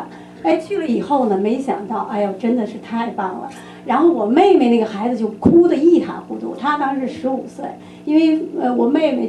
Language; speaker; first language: Chinese; native; Chinese